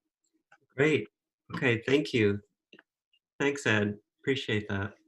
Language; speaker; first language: English; native; English